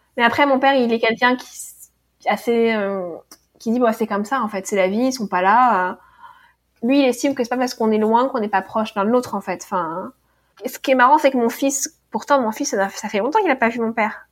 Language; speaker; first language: French; native; French